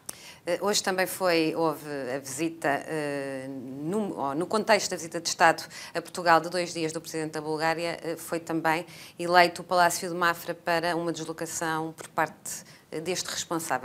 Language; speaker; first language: Portuguese; native; Portuguese